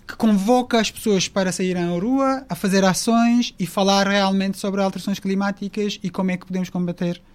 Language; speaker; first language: Portuguese; non-native, fluent; Turkish